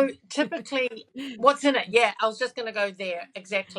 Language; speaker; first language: English; native; English